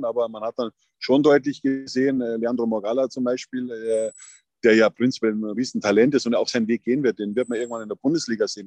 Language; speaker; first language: German; native; German